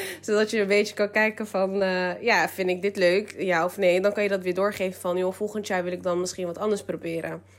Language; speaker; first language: Dutch; early bilingual, other home language; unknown